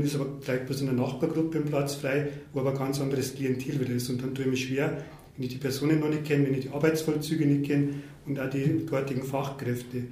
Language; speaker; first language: German; native; German